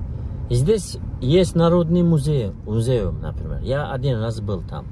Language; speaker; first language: Russian; non-native, learner; Turkish